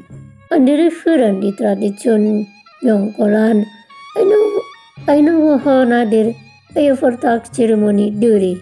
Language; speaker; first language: German; non-native, fluent; Indonesian